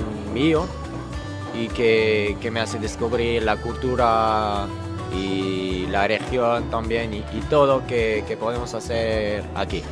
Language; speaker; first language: Spanish; non-native, learner; French